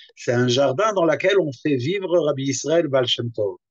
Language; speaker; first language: French; native; French